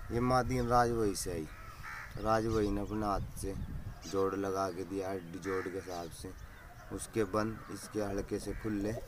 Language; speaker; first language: Hindi; native; Hindi